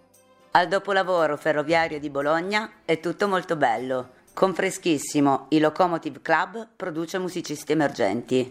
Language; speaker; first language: Italian; native; Italian